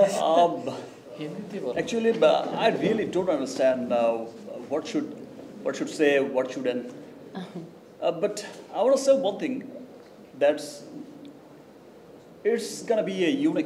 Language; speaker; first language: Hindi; non-native, learner; Bangla